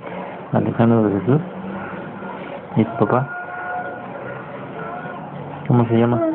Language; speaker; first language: Spanish; native; Spanish